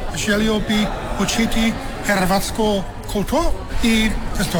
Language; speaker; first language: Croatian; non-native, learner; English